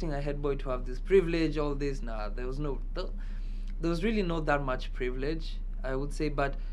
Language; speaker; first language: English; non-native, local second language; Kikuyu